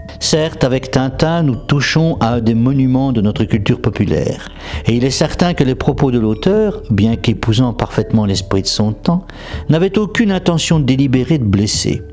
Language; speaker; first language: French; native; French